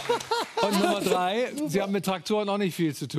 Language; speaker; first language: German; native; German